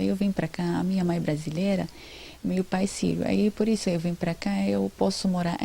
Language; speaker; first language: Portuguese; non-native, learner; Arabic